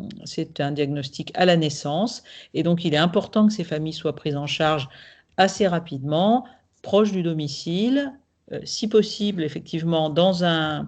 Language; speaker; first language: French; native; French